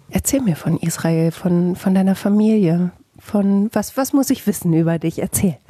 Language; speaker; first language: German; native; German